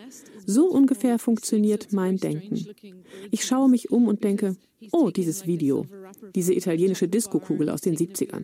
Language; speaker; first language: German; native; German